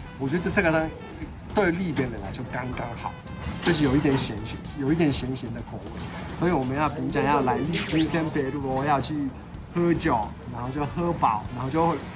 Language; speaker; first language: Chinese; non-native, fluent; Japanese